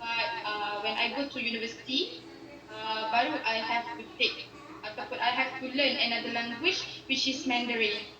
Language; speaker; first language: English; non-native, local second language; Malay